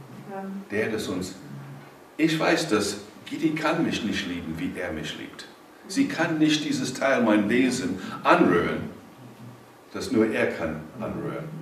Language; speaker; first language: German; non-native, fluent; English